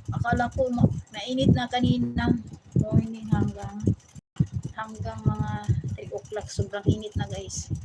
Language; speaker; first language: Filipino; non-native, local second language; Cebuano